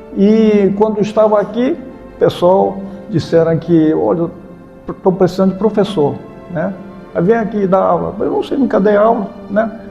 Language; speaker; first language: Portuguese; early bilingual, other home language; Japanese